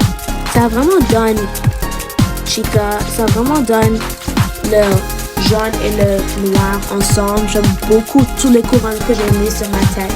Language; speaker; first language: French; non-native, learner; English